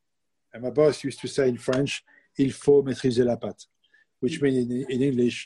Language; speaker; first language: English; non-native, fluent; French